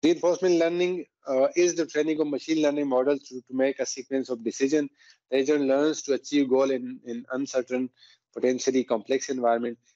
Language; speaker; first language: English; non-native, local second language; Urdu